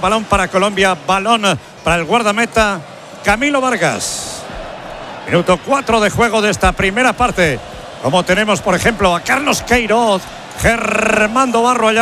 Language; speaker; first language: Spanish; native; Spanish